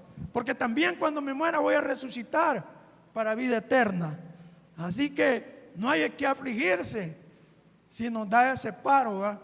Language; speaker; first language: Spanish; native; Spanish